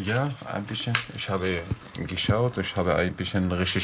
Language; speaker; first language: German; non-native, learner; Arabic